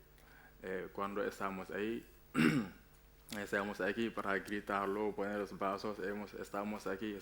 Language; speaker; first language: Spanish; non-native, learner; Wolof